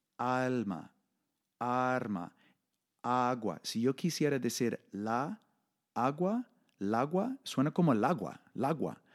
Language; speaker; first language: Spanish; non-native, fluent; English